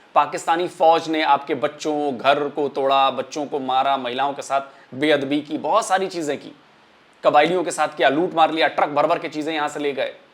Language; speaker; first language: Hindi; native; Hindi